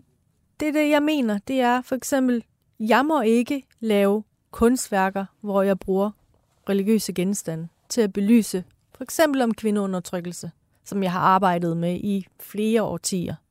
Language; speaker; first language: Danish; early bilingual, other home language; Persian